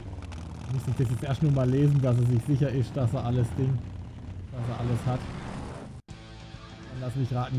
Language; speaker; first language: German; native; German